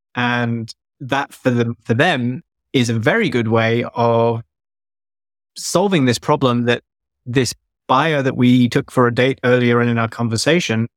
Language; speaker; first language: English; native; English